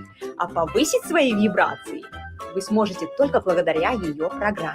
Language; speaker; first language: Russian; native; Russian